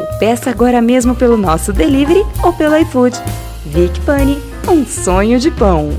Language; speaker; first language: Portuguese; native; Portuguese